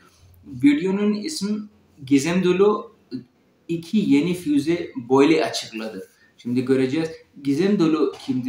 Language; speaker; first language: Turkish; non-native, fluent; Urdu